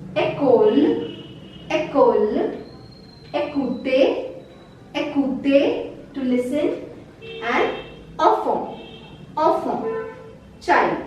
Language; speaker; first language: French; non-native, fluent; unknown